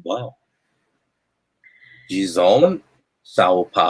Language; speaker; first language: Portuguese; non-native, learner; English